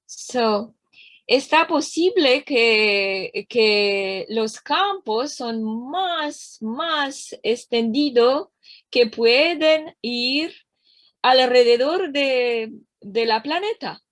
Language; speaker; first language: Spanish; non-native, learner; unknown